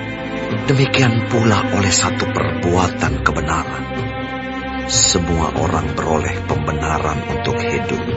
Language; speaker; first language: Indonesian; native; Indonesian